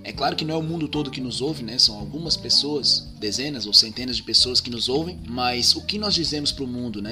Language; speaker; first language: Portuguese; native; Portuguese